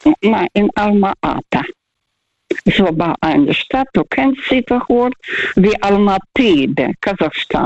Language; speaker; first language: German; non-native, learner; Russian